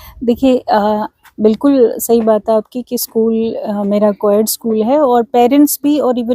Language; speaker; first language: Hindi; native; Hindi